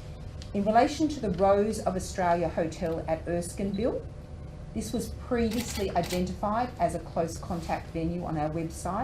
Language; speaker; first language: English; native; English